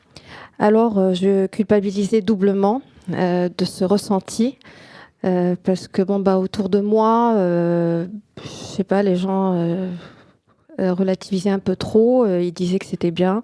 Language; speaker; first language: French; non-native, local second language; Arabic